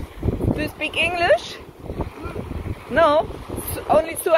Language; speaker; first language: English; non-native, fluent; German